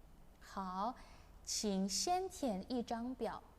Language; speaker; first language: Chinese; non-native, fluent; Indonesian